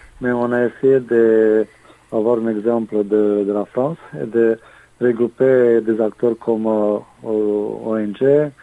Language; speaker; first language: French; non-native, fluent; Romanian